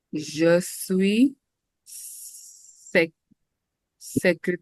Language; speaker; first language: French; non-native, learner; Hindi